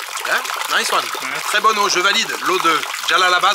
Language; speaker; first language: French; native; French